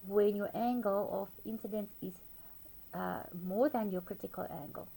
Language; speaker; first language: English; non-native, local second language; Afrikaans